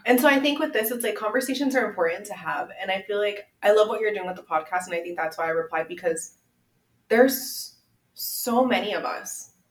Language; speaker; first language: English; early bilingual, other home language; Spanish